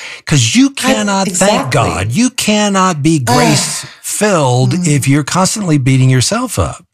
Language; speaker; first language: English; native; English